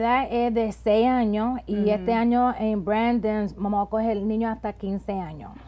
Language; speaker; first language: Spanish; early bilingual, heritage; Spanish